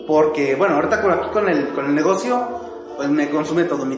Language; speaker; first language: Spanish; native; Spanish